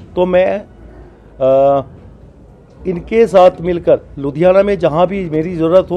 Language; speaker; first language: Hindi; non-native, local second language; Punjabi